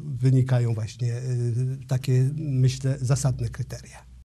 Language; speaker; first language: Polish; native; Polish